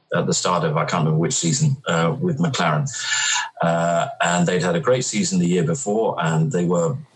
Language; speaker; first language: English; native; English